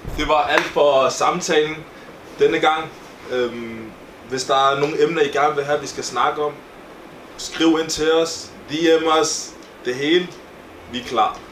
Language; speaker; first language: Danish; early bilingual, other home language; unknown